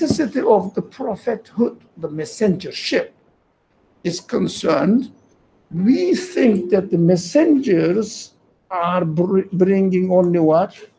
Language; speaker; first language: English; non-native, fluent; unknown